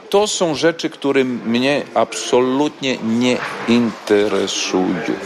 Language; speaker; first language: Polish; non-native, learner; Serbian